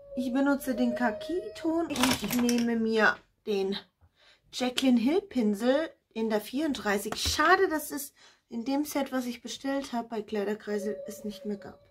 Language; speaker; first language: German; non-native, fluent; Russian